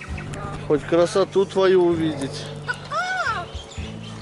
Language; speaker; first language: Russian; native; Russian